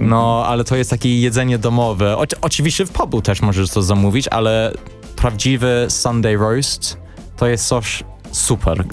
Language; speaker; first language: Polish; non-native, learner; English